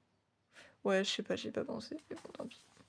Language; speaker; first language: French; native; French